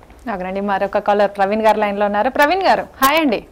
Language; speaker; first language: Telugu; native; Telugu